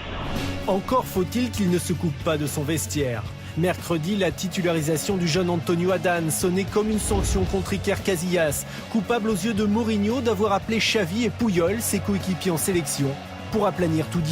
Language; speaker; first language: French; native; French